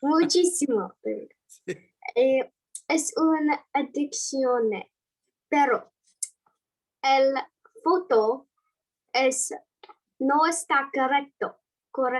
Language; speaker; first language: Spanish; non-native, learner; English